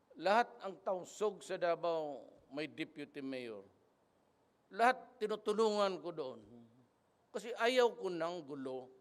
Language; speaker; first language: Filipino; non-native, local second language; Cebuano